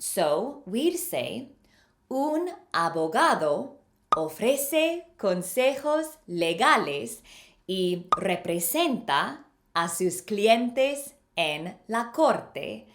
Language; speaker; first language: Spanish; non-native, fluent; English